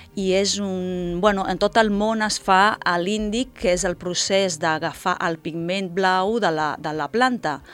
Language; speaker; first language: Catalan; non-native, fluent; Italian